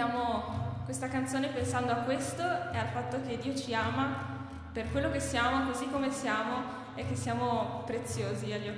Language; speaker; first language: Italian; native; Italian